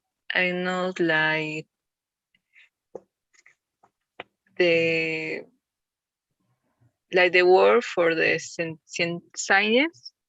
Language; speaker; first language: English; non-native, learner; Spanish